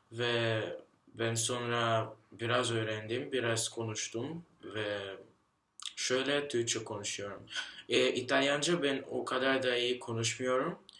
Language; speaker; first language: Turkish; non-native, learner; Russian